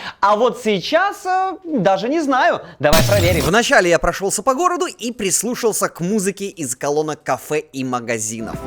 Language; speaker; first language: Russian; native; Russian